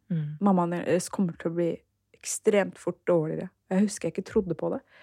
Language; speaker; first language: Norwegian; early bilingual, other home language; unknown